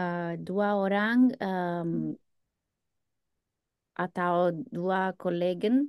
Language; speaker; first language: Indonesian; non-native, learner; English